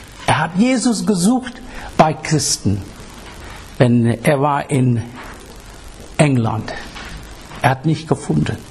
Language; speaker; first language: German; non-native, learner; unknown